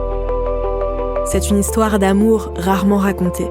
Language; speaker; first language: French; native; French